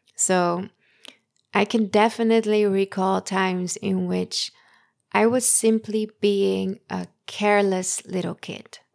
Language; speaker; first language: English; early bilingual, other home language; Persian